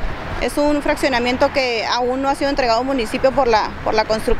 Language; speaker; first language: Spanish; native; Spanish